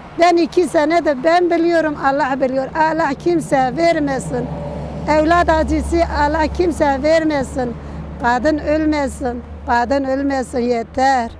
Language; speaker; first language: Turkish; non-native, local second language; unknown